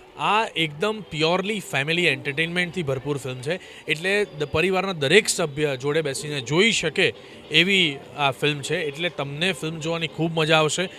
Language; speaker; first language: Gujarati; native; Gujarati